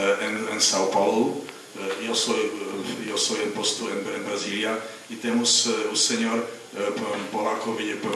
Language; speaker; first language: Portuguese; non-native, fluent; Czech